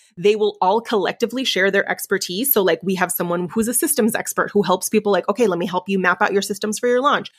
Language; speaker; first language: English; early bilingual, other home language; Spanish